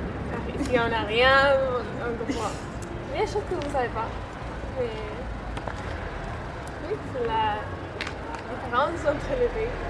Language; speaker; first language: French; non-native, learner; Spanish